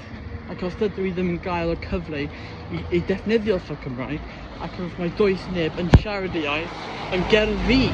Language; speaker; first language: Welsh; non-native, learner; English